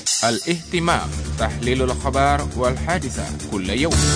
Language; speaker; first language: Arabic; non-native, fluent; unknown